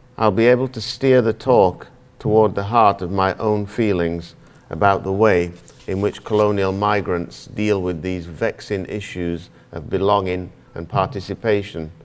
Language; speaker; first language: English; native; English